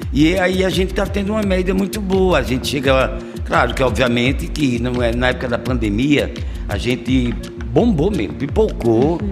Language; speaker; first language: Portuguese; native; Portuguese